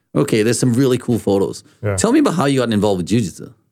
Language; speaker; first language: English; early bilingual, other home language; Danish